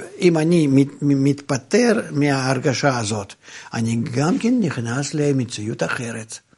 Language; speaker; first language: Hebrew; non-native, fluent; Russian